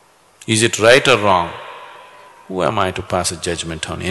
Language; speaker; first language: English; non-native, local second language; Kannada